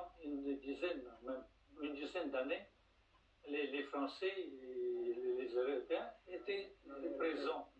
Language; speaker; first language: French; non-native, fluent; Russian